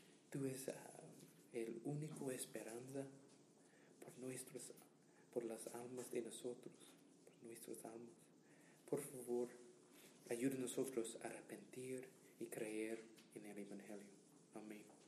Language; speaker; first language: Spanish; non-native, learner; English